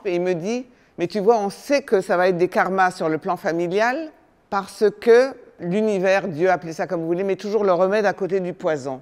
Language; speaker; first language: French; native; French